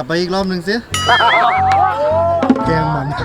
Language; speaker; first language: Thai; native; Thai